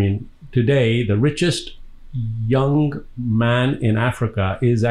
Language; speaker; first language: English; non-native, local second language; Gujarati